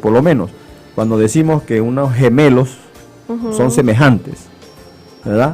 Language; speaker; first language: Spanish; native; Spanish